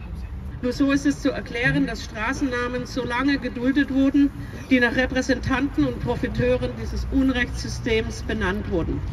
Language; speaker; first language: German; native; German